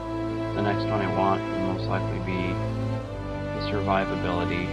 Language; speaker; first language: English; native; English